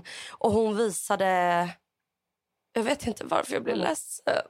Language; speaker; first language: Swedish; native; Swedish